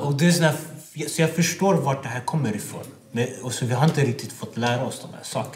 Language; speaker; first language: Swedish; non-native, local second language; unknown